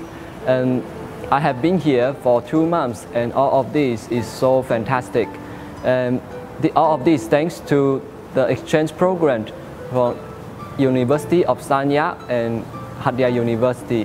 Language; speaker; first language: English; non-native, learner; Chinese